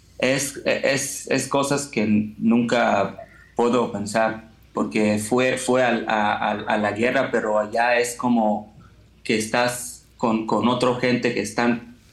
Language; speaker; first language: Spanish; non-native, learner; Hebrew